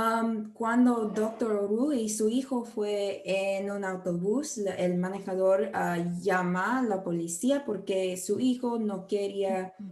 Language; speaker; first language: Spanish; non-native, learner; English